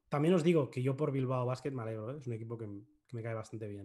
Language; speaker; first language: Spanish; native; Spanish